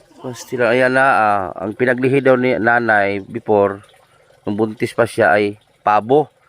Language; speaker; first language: Filipino; non-native, local second language; Cebuano